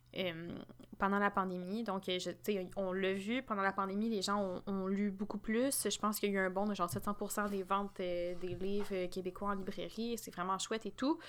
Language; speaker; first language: French; native; French